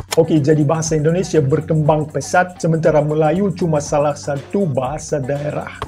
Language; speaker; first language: Malay; non-native, fluent; Russian